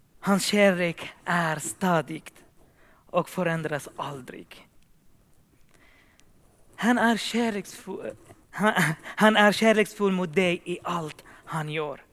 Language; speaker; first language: Swedish; non-native, fluent; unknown